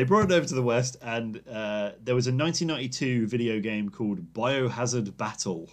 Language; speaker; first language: English; native; English